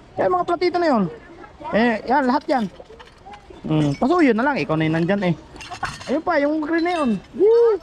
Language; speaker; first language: Filipino; native; Filipino